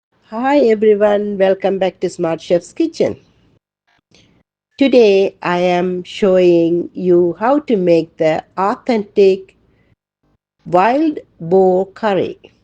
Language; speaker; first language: English; non-native, local second language; Tamil